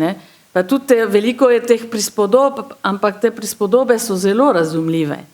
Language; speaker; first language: Slovenian; non-native, fluent; French